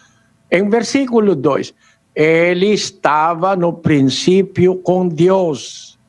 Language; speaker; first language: Portuguese; non-native, learner; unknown